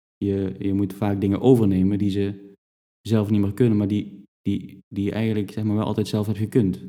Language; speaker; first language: Dutch; native; Dutch